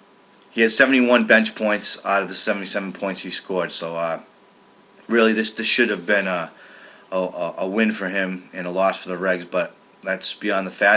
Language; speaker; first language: English; native; English